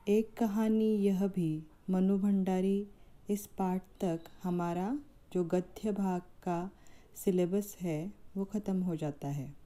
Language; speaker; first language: Hindi; non-native, local second language; Marathi